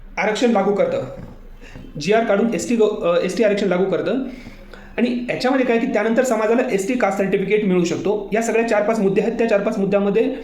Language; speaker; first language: Marathi; non-native, local second language; Lambadi